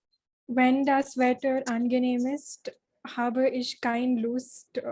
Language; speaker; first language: German; non-native, learner; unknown